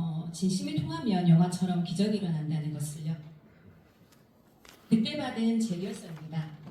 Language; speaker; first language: Korean; native; Korean